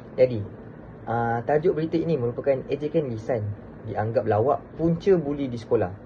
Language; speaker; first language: Malay; native; Malay